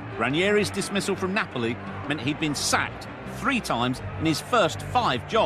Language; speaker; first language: English; native; English